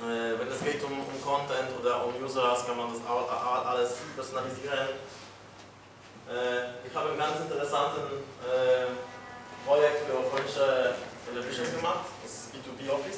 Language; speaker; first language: German; non-native, fluent; Polish